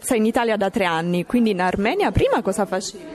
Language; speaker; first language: Italian; native; Italian